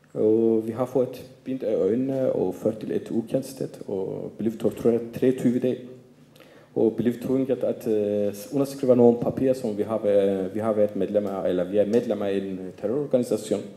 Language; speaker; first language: Danish; non-native, fluent; Turkish